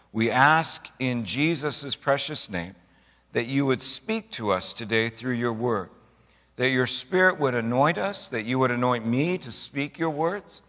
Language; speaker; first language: English; native; English